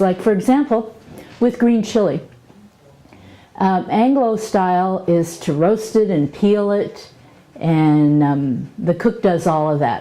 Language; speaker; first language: English; native; English